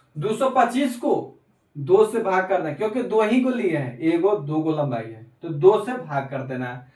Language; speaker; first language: Hindi; native; Hindi